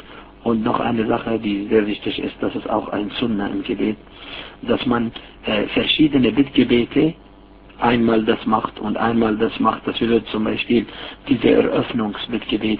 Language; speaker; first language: German; non-native, fluent; Arabic